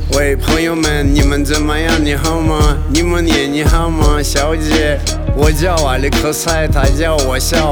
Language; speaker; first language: Chinese; non-native, learner; Russian